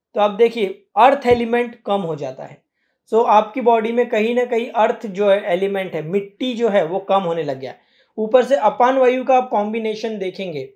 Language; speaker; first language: Hindi; native; Hindi